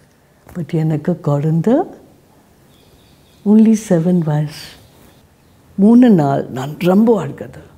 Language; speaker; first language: Tamil; non-native, learner; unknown